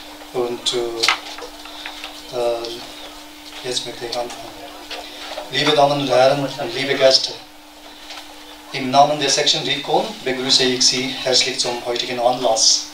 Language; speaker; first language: German; non-native, learner; Tibetan